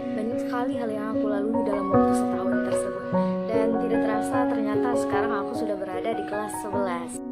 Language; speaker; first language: Indonesian; native; Indonesian